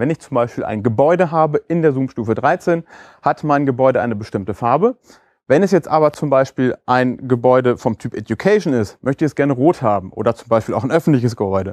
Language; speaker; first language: German; native; German